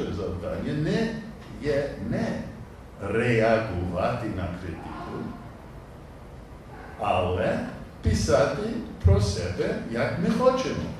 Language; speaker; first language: Polish; non-native, learner; English